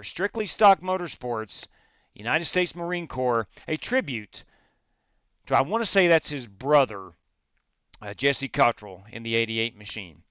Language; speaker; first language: English; native; English